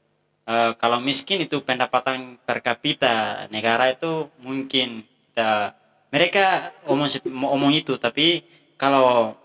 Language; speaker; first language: Indonesian; non-native, fluent; Tetum